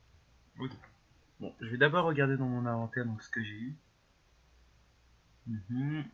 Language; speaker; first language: French; native; French